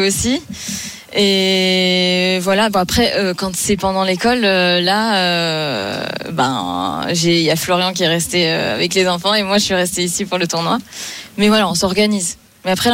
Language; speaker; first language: French; native; French